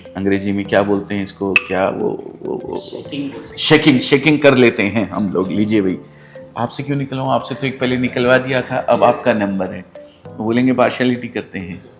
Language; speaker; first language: Hindi; native; Hindi